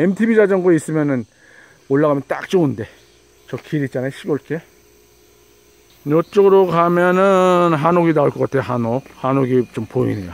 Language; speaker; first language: Korean; native; Korean